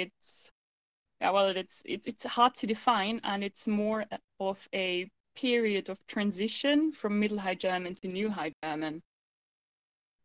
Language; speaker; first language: English; non-native, fluent; German